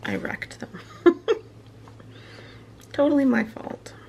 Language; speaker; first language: English; native; English